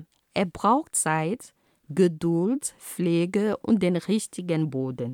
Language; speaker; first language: German; non-native, fluent; Ghomala